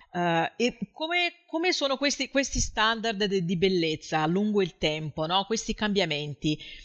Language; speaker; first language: Italian; non-native, fluent; Portuguese